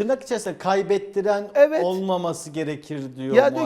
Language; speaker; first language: Turkish; native; Turkish